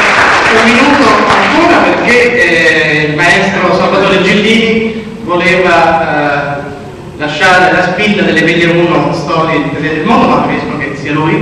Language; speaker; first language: Italian; native; Italian